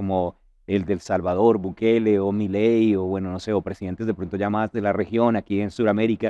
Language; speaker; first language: Spanish; native; Spanish